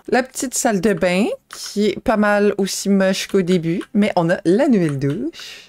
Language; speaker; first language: French; native; French